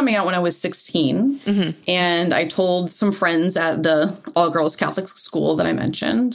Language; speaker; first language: English; native; English